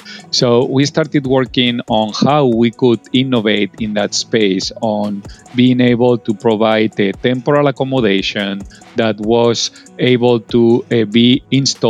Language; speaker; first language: English; non-native, fluent; Spanish